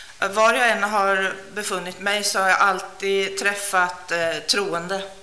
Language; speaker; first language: Swedish; native; Swedish